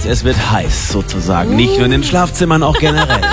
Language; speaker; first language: German; native; German